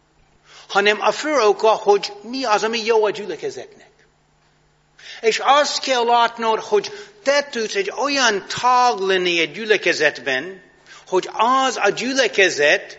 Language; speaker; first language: Hungarian; non-native, fluent; English